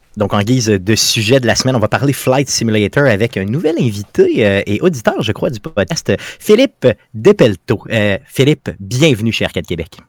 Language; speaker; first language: French; native; French